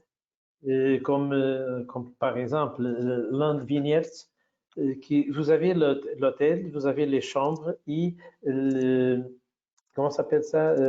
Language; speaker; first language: French; non-native, fluent; Portuguese